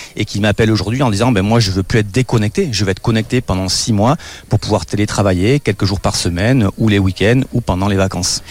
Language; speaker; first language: French; native; French